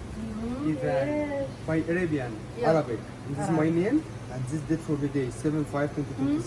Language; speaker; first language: English; non-native, learner; Arabic